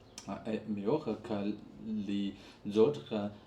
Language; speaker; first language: French; non-native, learner; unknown